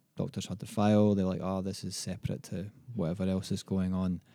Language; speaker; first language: English; native; English